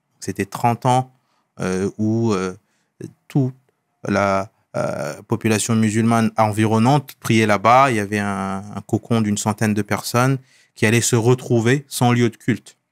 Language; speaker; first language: French; non-native, local second language; Wolof